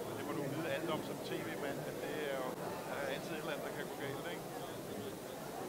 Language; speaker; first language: Danish; native; Danish